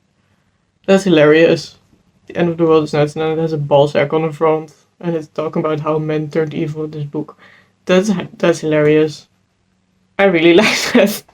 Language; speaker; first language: English; non-native, fluent; Dutch